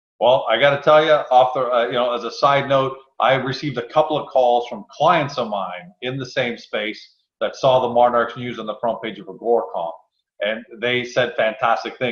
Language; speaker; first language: English; native; English